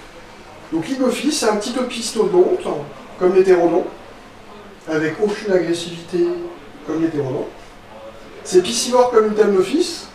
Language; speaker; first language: French; native; French